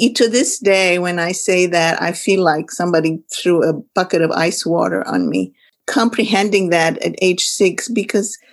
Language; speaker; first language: English; non-native, fluent; Arabic